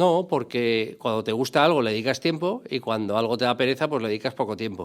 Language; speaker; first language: Spanish; native; Spanish